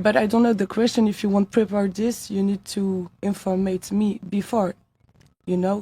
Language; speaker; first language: English; non-native, learner; French